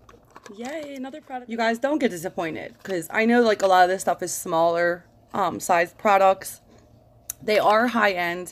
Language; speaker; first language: English; native; English